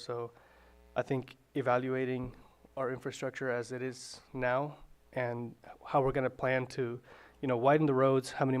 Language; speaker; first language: English; native; English